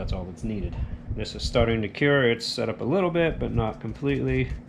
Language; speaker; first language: English; native; English